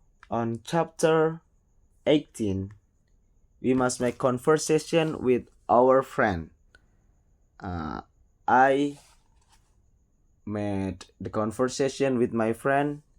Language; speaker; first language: English; non-native, learner; Indonesian